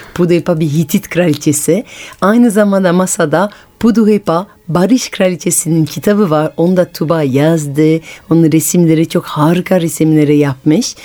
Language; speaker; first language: Turkish; non-native, fluent; French